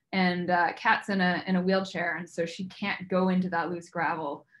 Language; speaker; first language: English; native; English